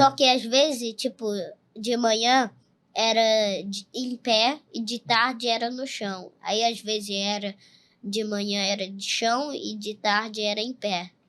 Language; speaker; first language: Portuguese; early bilingual, heritage; Portuguese